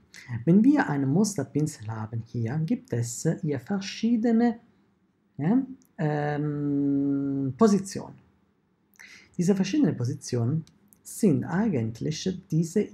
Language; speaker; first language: German; non-native, fluent; Italian